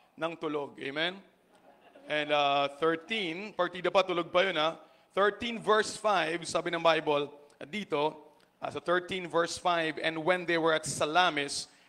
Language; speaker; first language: Filipino; non-native, local second language; Bikol